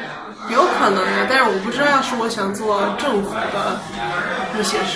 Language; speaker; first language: Chinese; early bilingual, heritage; Chinese